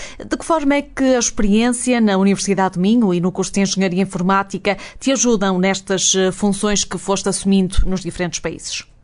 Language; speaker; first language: Portuguese; native; Portuguese